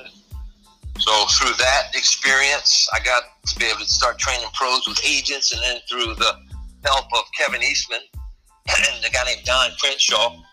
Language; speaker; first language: English; native; English